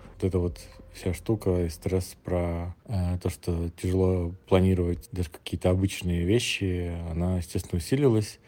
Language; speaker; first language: Russian; native; Russian